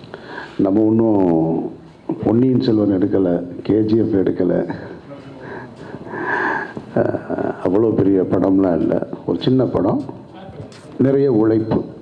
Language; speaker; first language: Tamil; native; Tamil